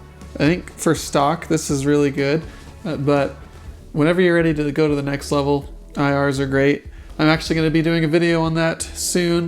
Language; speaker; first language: English; native; English